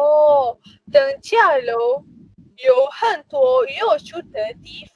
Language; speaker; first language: Chinese; non-native, learner; Malay